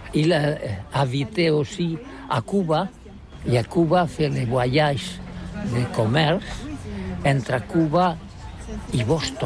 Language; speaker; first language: French; non-native, learner; Catalan